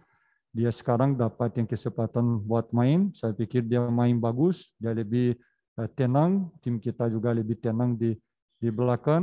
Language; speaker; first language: Indonesian; non-native, fluent; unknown